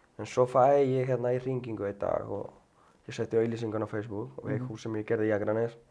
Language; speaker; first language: Icelandic; non-native, fluent; Spanish